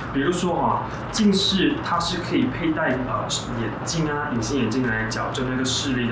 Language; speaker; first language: Chinese; native; Chinese